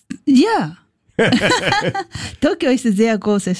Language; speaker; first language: German; non-native, learner; Japanese